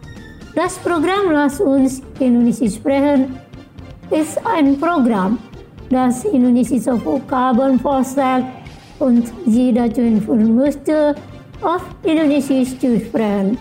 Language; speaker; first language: German; non-native, local second language; Indonesian